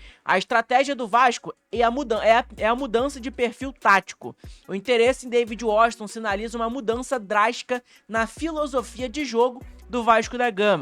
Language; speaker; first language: Portuguese; native; Portuguese